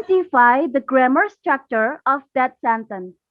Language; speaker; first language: English; non-native, fluent; Indonesian